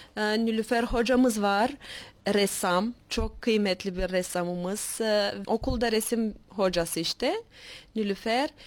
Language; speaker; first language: Turkish; native; Turkish